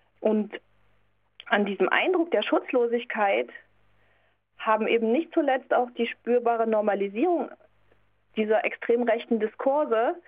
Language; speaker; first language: German; native; German